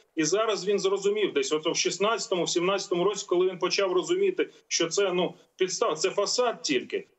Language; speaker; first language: Ukrainian; native; Ukrainian